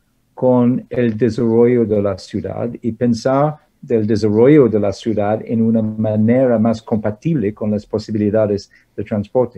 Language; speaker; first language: Spanish; non-native, fluent; English